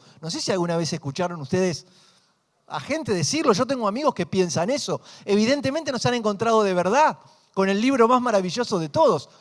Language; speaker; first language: Spanish; native; Spanish